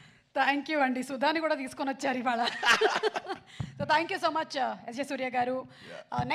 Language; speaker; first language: Telugu; native; Telugu